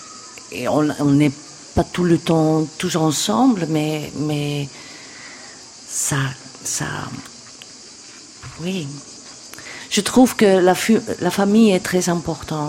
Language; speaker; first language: French; non-native, local second language; Dutch